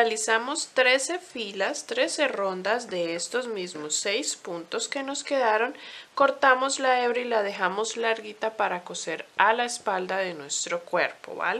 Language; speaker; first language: Spanish; native; Spanish